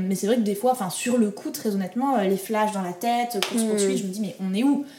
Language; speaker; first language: French; native; French